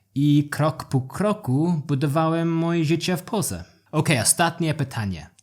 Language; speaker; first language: Polish; non-native, learner; English